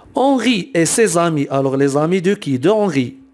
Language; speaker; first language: French; non-native, local second language; Arabic